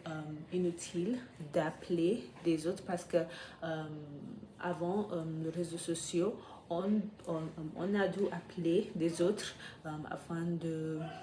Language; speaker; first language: French; non-native, learner; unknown